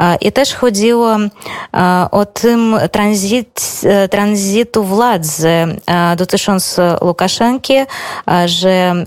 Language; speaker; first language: Polish; non-native, fluent; Belarusian